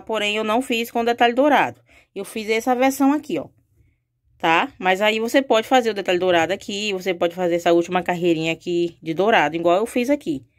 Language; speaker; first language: Portuguese; native; Portuguese